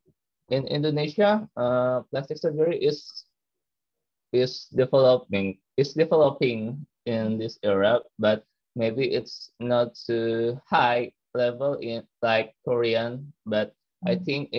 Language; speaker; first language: English; non-native, learner; Indonesian